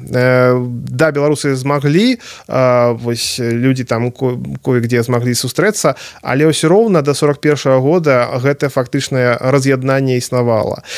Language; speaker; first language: Belarusian; native; Belarusian